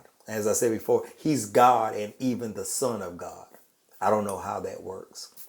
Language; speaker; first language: English; native; English